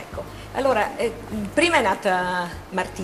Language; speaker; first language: Italian; native; Italian